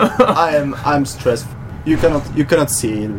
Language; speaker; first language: English; non-native, fluent; Czech